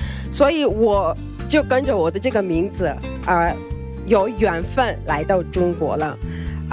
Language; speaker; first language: Chinese; non-native, fluent; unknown